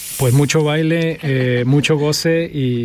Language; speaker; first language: Spanish; native; Spanish